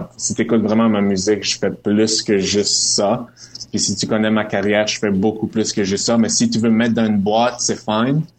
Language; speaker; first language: French; native; French